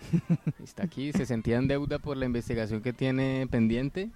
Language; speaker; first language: Spanish; native; Spanish